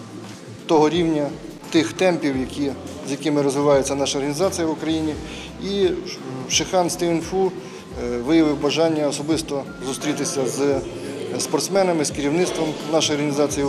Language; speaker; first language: Ukrainian; native; Ukrainian